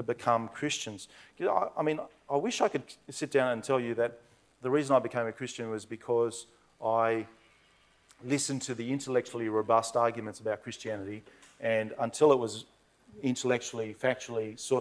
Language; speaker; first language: English; native; English